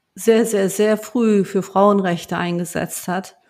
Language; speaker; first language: German; early bilingual, other home language; Turkish